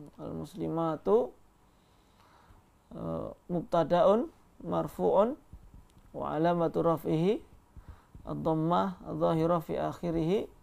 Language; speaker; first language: Arabic; non-native, fluent; Indonesian